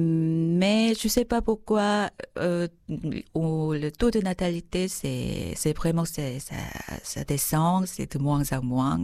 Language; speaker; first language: French; non-native, fluent; Korean